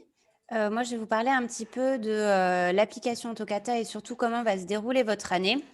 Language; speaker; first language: French; native; French